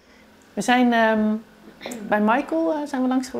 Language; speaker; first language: Dutch; native; Dutch